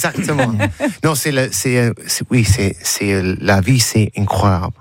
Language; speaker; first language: French; non-native, learner; English